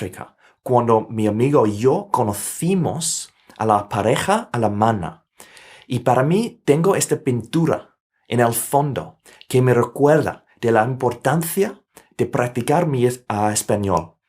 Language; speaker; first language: Spanish; non-native, fluent; English